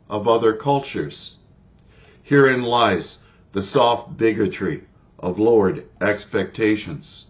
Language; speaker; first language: English; native; English